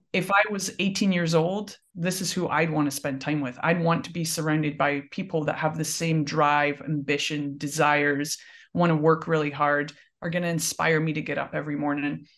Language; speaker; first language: English; native; English